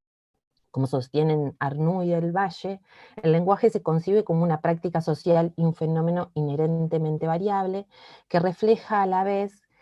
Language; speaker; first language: Spanish; native; Spanish